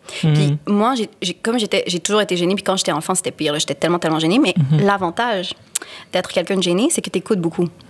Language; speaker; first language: French; early bilingual, other home language; Spanish